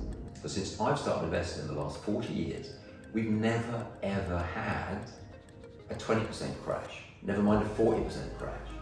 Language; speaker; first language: English; native; English